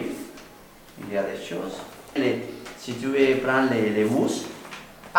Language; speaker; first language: French; non-native, fluent; Spanish